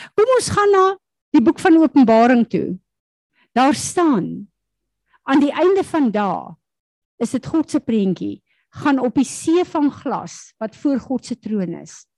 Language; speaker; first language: Afrikaans; native; Afrikaans